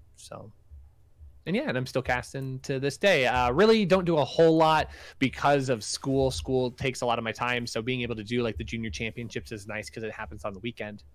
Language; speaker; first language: English; native; English